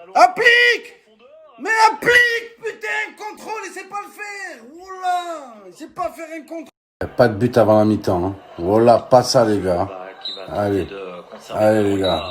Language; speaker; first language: French; native; French